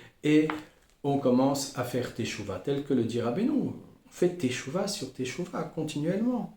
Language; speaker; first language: French; native; French